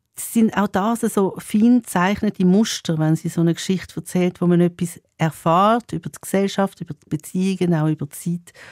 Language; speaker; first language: German; native; German